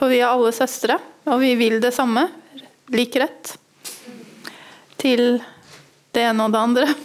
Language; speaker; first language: Norwegian; early bilingual, other home language; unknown